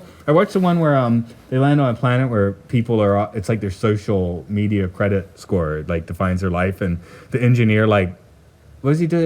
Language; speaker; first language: English; native; English